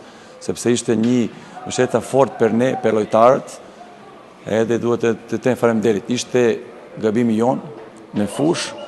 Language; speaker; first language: Albanian; non-native, learner; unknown